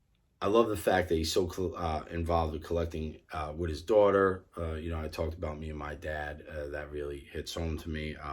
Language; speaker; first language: English; native; English